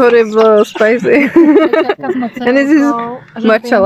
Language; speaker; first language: English; non-native, learner; Czech